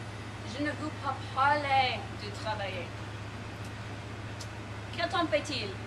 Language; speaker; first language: French; non-native, learner; English